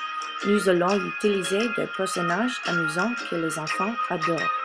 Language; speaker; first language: French; non-native, learner; English